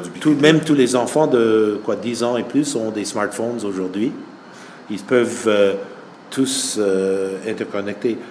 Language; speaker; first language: French; non-native, fluent; English